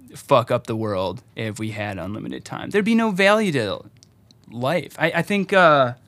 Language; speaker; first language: English; native; English